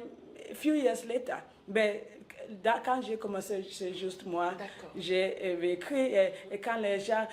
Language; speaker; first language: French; non-native, local second language; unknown